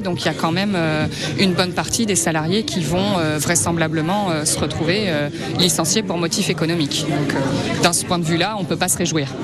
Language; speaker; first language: French; native; French